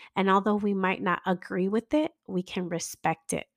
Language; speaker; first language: English; native; English